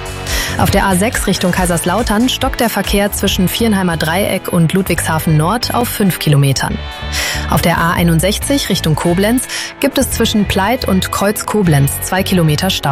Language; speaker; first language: German; native; German